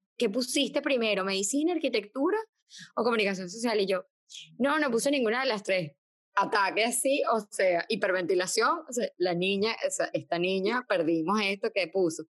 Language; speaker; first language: Spanish; native; Spanish